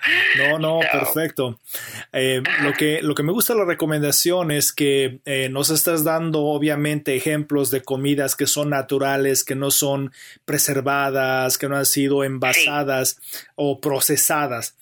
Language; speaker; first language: Spanish; native; Spanish